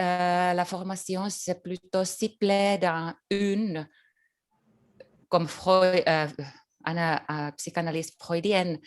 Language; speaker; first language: French; non-native, learner; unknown